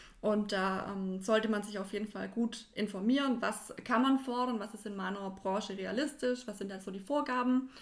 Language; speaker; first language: German; native; German